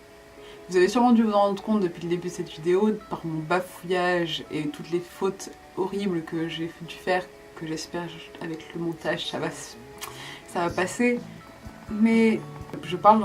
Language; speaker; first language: French; native; French